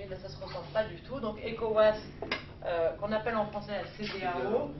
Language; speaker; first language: French; native; French